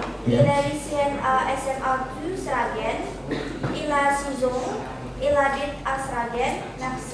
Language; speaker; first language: French; non-native, learner; Indonesian